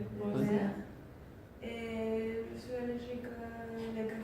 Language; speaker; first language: French; non-native, learner; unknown